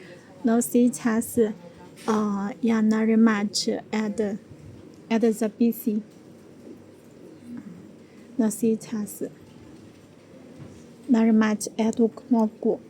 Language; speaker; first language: Russian; non-native, learner; Chinese